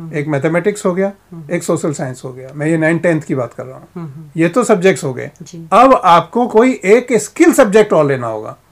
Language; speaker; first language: Hindi; native; Hindi